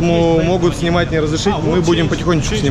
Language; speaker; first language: Russian; native; Russian